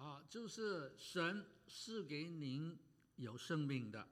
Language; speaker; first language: Chinese; native; Chinese